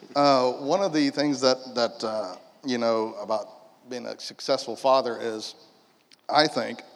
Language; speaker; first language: English; native; English